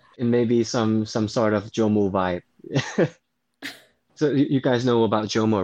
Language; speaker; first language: English; non-native, fluent; Thai